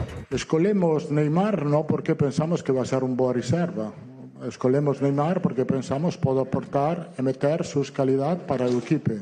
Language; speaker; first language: Portuguese; non-native, fluent; Italian